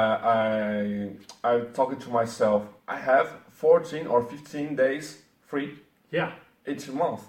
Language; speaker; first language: English; non-native, learner; Portuguese